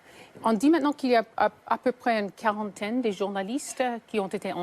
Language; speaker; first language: French; native; French